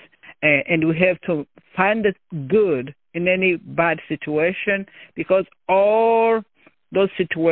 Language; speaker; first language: English; non-native, local second language; Kinyarwanda